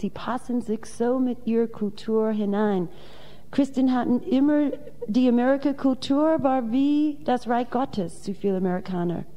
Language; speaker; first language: German; non-native, fluent; English